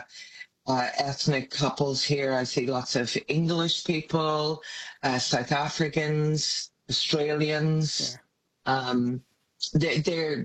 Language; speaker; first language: English; native; English